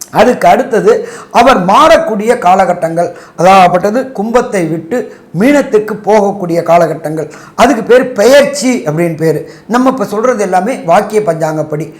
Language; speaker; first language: Tamil; native; Tamil